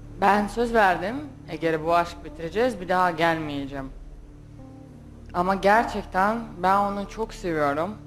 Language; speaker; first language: Turkish; non-native, learner; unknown